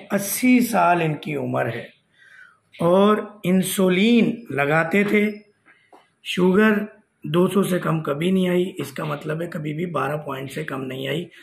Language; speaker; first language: Urdu; native; Urdu